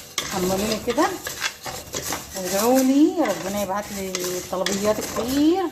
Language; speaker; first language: Arabic; native; Arabic